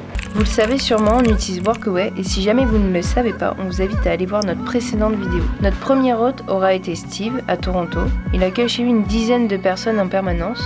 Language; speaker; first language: French; native; French